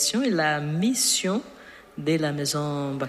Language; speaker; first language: French; non-native, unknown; Portuguese